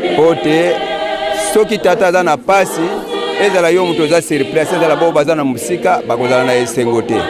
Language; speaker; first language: Lingala; non-native, local second language; Kongo